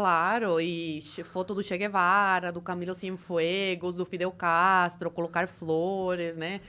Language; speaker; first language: Portuguese; early bilingual, other home language; Spanish